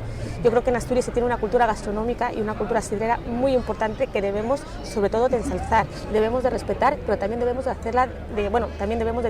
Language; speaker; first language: Spanish; native; Spanish